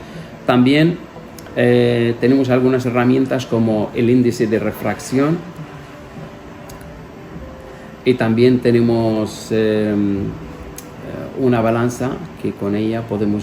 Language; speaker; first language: Spanish; non-native, fluent; Arabic